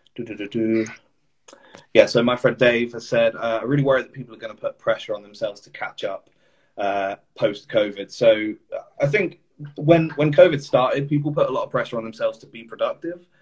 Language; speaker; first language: English; native; English